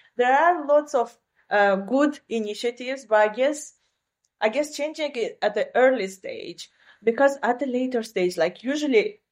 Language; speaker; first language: English; non-native, fluent; Romanian